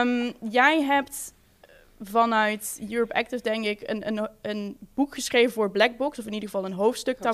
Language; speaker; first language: Dutch; native; Dutch